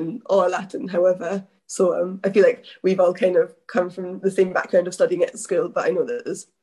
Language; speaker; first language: English; native; English